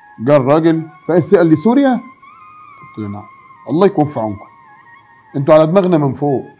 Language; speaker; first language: Arabic; native; Arabic